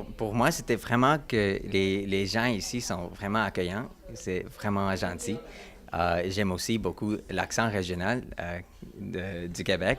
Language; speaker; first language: French; non-native, learner; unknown